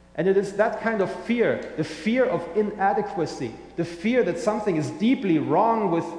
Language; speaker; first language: English; non-native, fluent; German